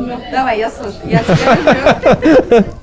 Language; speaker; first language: Russian; native; Russian